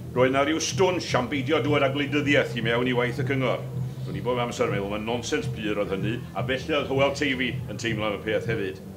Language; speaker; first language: Welsh; native; Welsh